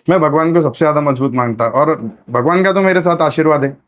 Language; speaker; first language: Hindi; non-native, local second language; Marathi